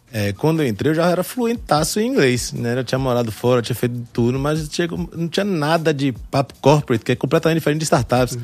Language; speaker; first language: Portuguese; early bilingual, other home language; French